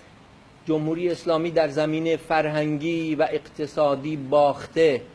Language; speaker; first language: Persian; non-native, local second language; Kurdish